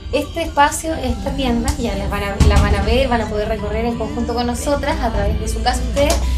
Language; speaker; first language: Spanish; native; Spanish